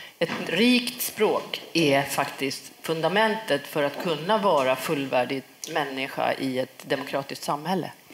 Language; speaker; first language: Swedish; native; Swedish